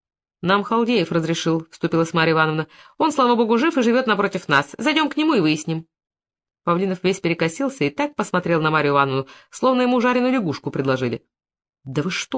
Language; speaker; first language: Russian; native; Russian